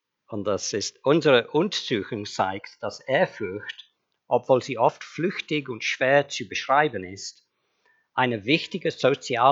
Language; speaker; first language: German; non-native, fluent; English